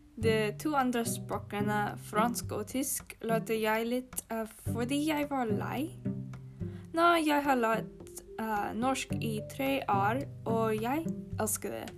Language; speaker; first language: Norwegian; non-native, learner; English